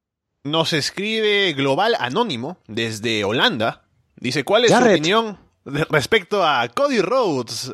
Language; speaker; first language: Spanish; native; Spanish